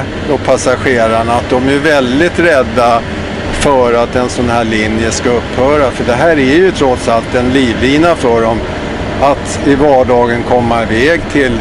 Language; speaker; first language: Swedish; native; Swedish